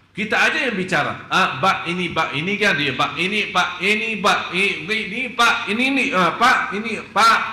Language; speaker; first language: Malay; non-native, fluent; Arabic